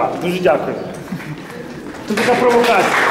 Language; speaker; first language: Ukrainian; native; Ukrainian